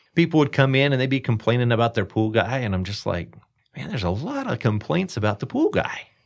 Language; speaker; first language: English; native; English